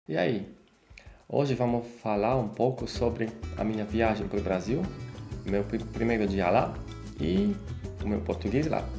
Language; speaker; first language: Portuguese; non-native, fluent; Polish